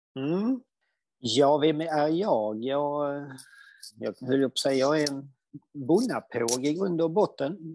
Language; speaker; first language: Swedish; native; Swedish